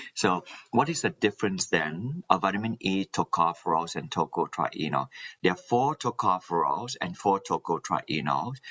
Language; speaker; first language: English; non-native, local second language; Min Nan Chinese